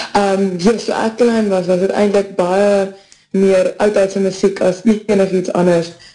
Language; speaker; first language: Afrikaans; native; Afrikaans